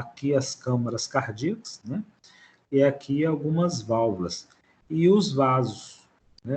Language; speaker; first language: Portuguese; native; Portuguese